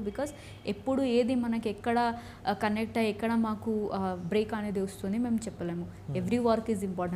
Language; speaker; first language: Telugu; non-native, learner; Odia